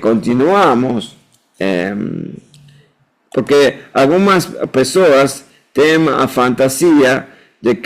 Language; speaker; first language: Portuguese; non-native, fluent; Spanish